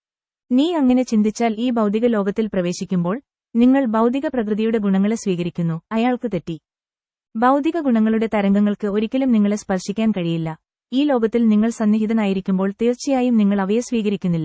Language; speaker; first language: Malayalam; native; Malayalam